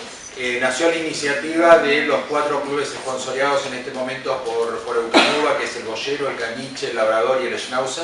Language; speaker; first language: Spanish; native; Spanish